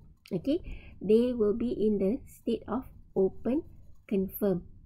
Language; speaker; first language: English; non-native, local second language; Malay